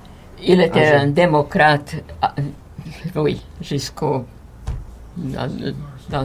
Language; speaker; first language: French; non-native, fluent; Hungarian